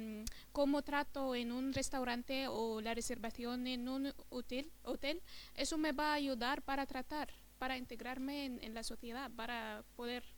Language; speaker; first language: Spanish; non-native, fluent; Arabic